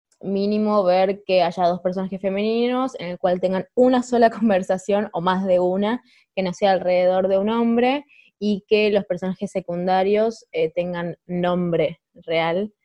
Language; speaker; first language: Spanish; native; Spanish